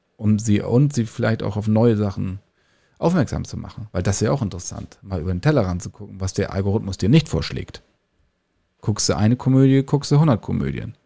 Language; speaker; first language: German; native; German